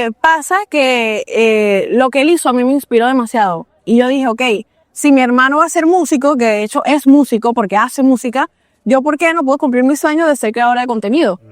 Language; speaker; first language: Spanish; native; Spanish